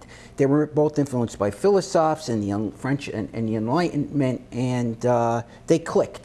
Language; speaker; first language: English; native; English